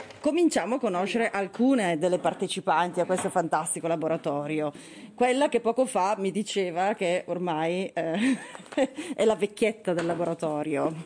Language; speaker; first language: Italian; native; Italian